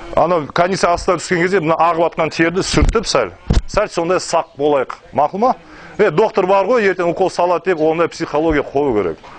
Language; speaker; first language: Kazakh; non-native, local second language; Russian